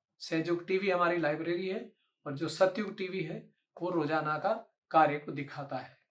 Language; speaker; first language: Hindi; native; Hindi